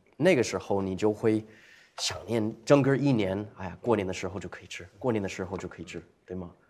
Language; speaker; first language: Chinese; non-native, fluent; English